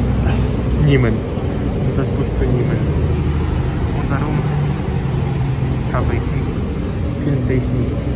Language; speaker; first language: German; non-native, learner; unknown